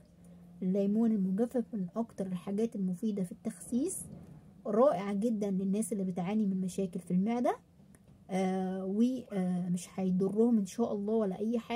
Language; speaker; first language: Arabic; native; Arabic